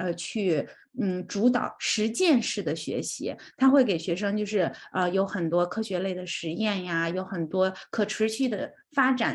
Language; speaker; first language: Chinese; native; Chinese